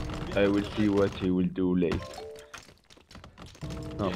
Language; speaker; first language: English; non-native, learner; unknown